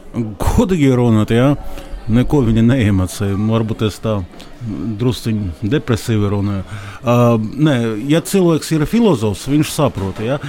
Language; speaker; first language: Latvian; non-native, local second language; Russian